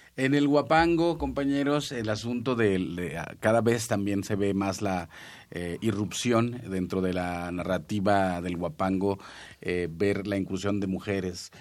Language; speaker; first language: Spanish; non-native, local second language; Nahuatl languages